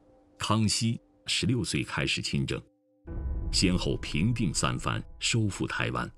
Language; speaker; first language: Chinese; native; Chinese